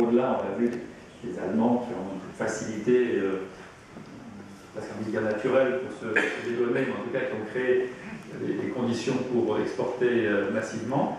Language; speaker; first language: French; native; French